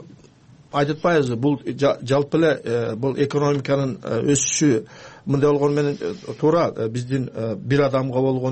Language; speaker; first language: Kyrgyz; native; Kyrgyz